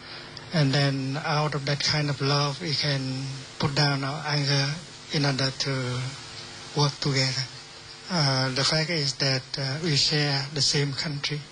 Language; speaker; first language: English; non-native, fluent; Vietnamese